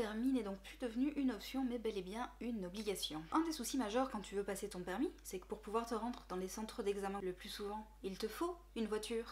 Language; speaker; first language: French; native; French